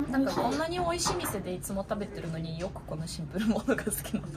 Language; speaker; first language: Japanese; non-native, fluent; Russian